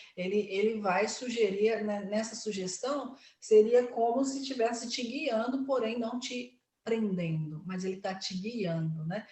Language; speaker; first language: Portuguese; native; Portuguese